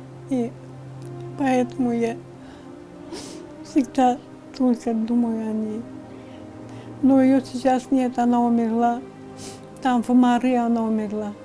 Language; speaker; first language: Russian; non-native, local second language; Turkmen